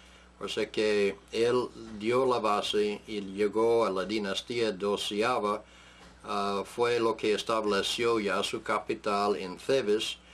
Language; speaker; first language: Spanish; non-native, fluent; English